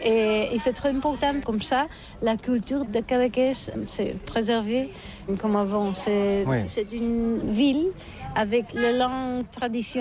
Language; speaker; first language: French; non-native, learner; Catalan